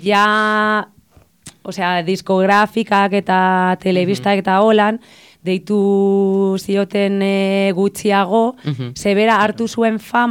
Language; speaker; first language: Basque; non-native, local second language; Spanish